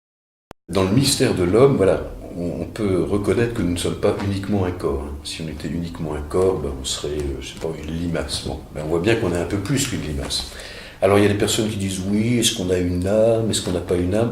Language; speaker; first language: French; native; French